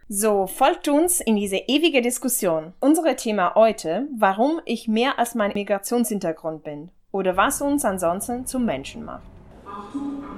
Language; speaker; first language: German; non-native, fluent; Italian